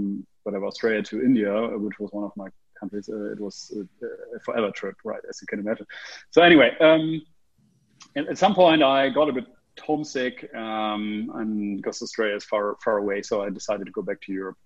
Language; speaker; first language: English; non-native, fluent; German